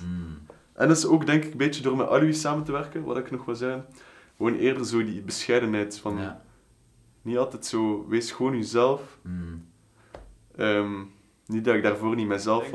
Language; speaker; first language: Dutch; native; Dutch